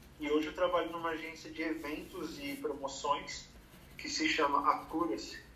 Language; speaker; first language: Portuguese; native; Portuguese